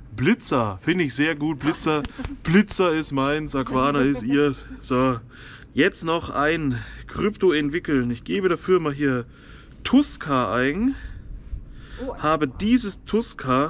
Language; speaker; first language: German; native; German